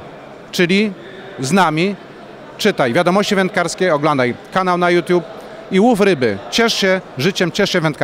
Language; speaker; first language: Polish; native; Polish